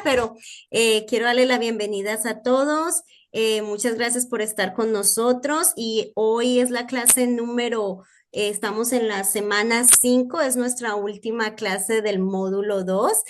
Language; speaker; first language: Spanish; native; Spanish